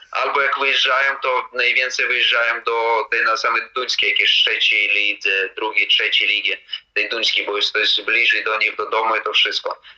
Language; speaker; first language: Polish; non-native, fluent; Latvian